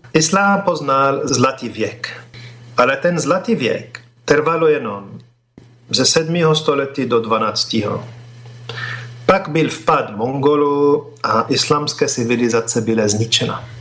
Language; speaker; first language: Czech; non-native, fluent; Arabic